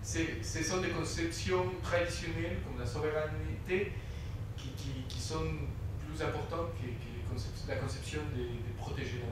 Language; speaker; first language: French; non-native, fluent; Spanish